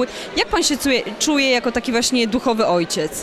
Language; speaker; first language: Polish; native; Polish